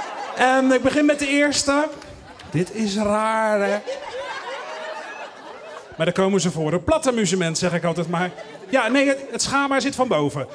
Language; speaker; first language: Dutch; native; Dutch